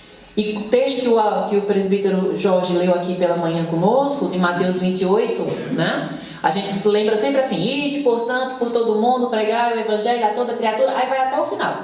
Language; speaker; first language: Portuguese; native; Portuguese